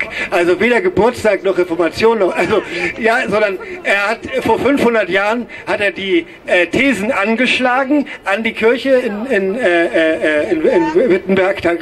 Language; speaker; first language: German; native; German